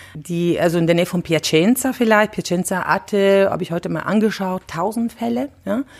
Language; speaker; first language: German; non-native, fluent; Italian